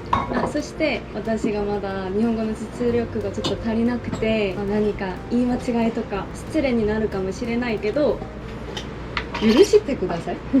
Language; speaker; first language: Japanese; non-native, learner; Korean